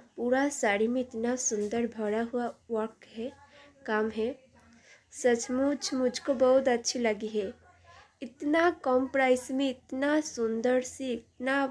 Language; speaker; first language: Hindi; non-native, local second language; Bangla